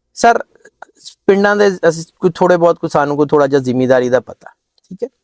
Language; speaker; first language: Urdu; non-native, local second language; Punjabi